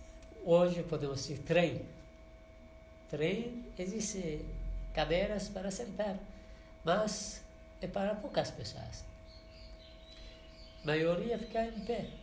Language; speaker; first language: Portuguese; non-native, learner; Persian